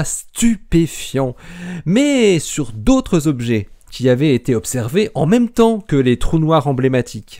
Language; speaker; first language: French; native; French